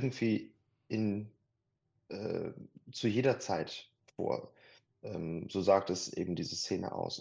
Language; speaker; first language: German; native; German